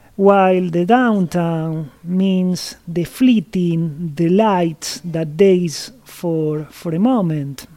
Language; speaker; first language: English; non-native, fluent; Spanish